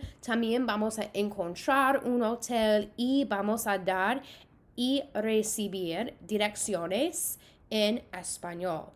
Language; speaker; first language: Spanish; non-native, fluent; English